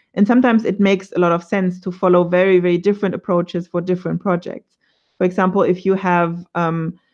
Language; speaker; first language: English; non-native, fluent; German